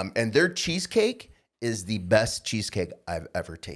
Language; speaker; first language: English; native; English